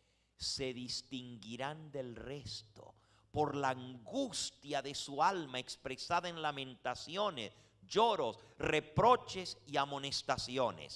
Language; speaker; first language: Spanish; native; Spanish